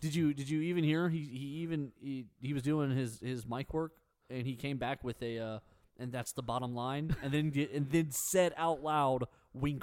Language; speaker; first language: English; native; English